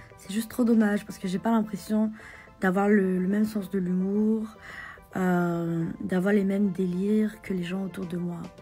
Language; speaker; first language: French; native; French